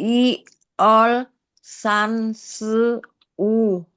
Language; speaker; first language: Chinese; non-native, learner; Indonesian